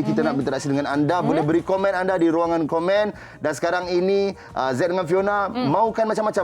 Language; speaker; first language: Malay; native; Malay